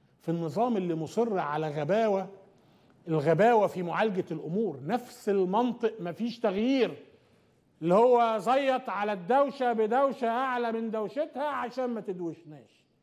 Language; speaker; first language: Arabic; native; Arabic